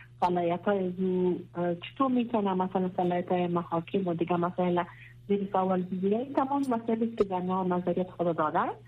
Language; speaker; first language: Persian; non-native, local second language; Pashto